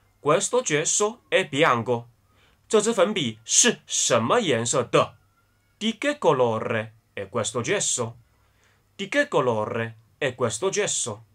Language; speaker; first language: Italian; non-native, fluent; Chinese